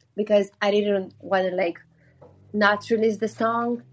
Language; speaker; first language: English; non-native, fluent; Romanian